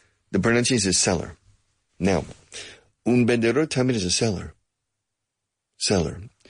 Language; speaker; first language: Spanish; non-native, fluent; English